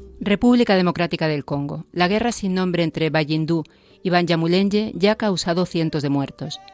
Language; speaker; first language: Spanish; native; Spanish